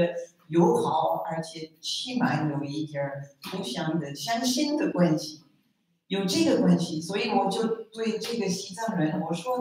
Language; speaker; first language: Chinese; non-native, fluent; French